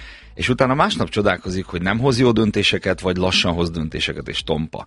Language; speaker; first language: Hungarian; native; Hungarian